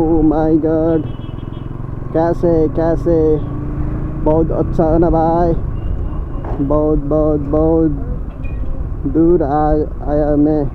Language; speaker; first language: Hindi; non-native, learner; Nepali